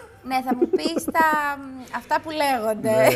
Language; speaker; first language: Greek; native; Greek